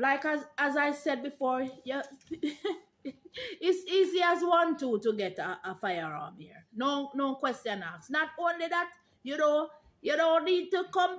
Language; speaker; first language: English; non-native, local second language; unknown